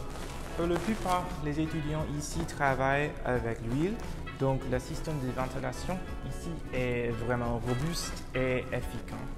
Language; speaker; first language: French; non-native, learner; English